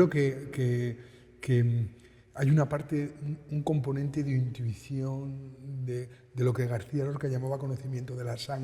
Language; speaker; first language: Spanish; native; Spanish